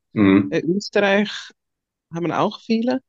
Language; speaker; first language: German; non-native, fluent; Swedish